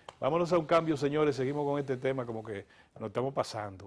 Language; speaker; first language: Spanish; native; Spanish